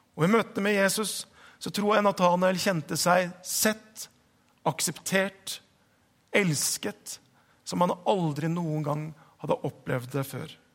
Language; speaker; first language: Norwegian; native; Norwegian